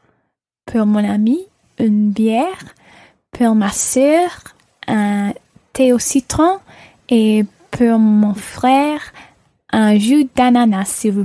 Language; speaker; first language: French; non-native, learner; English